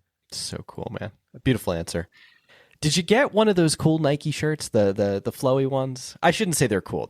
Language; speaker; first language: English; native; English